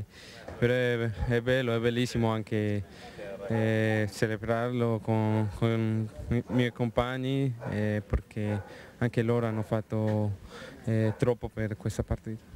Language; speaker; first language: Italian; non-native, fluent; Spanish